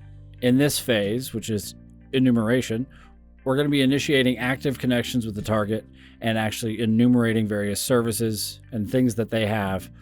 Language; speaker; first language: English; native; English